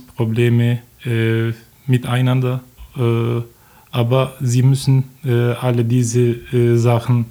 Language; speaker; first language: German; non-native, learner; Turkish